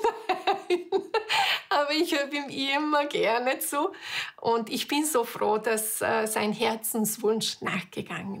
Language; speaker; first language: German; non-native, fluent; Hungarian